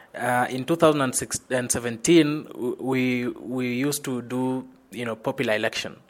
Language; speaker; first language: English; non-native, local second language; Luyia